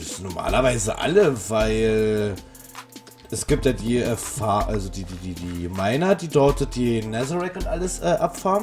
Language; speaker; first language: German; native; German